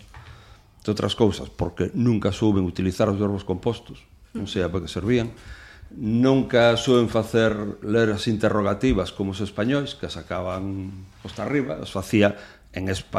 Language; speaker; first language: Galician; non-native, local second language; Spanish